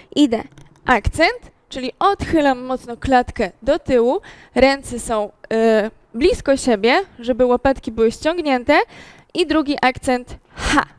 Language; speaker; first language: Polish; native; Polish